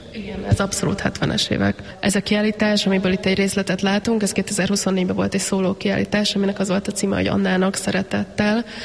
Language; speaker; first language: Hungarian; native; Hungarian